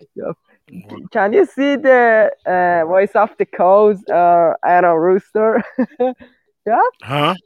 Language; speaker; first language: English; non-native, learner; Persian